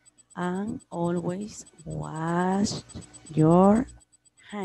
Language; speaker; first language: English; non-native, learner; Spanish